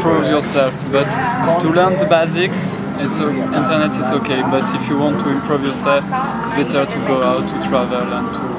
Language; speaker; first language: English; non-native, fluent; French